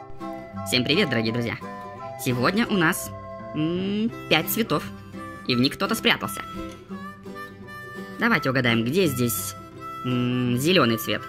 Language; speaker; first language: Russian; native; Russian